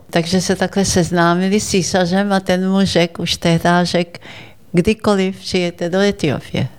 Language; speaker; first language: Czech; early bilingual, heritage; Czech